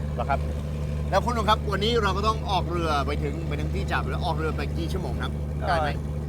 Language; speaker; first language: Thai; non-native, fluent; English